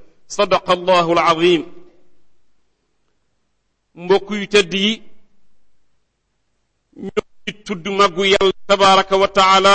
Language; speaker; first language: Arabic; non-native, fluent; Wolof